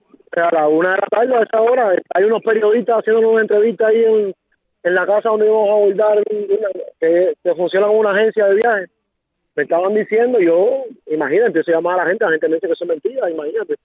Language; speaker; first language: Spanish; native; Spanish